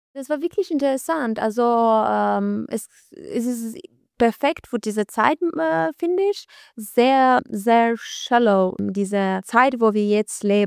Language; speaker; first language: German; non-native, learner; Albanian